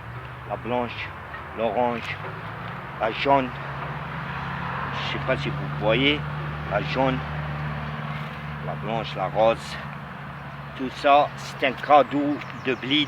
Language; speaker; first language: French; non-native, local second language; Arabic